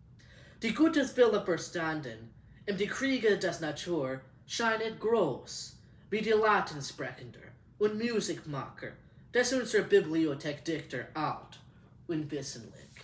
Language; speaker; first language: German; non-native, learner; English